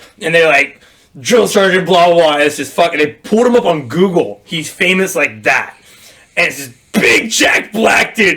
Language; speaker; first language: English; native; English